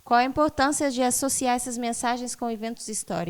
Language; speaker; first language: Portuguese; native; Portuguese